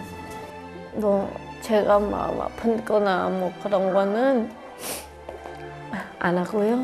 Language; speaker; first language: Korean; non-native, fluent; Khmer